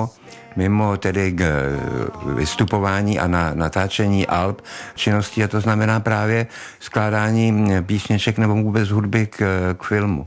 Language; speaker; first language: Czech; native; Czech